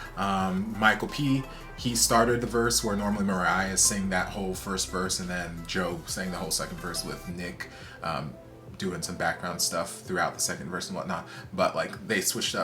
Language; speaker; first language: English; native; English